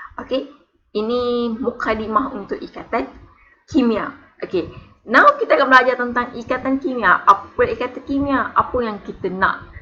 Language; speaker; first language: Malay; native; Malay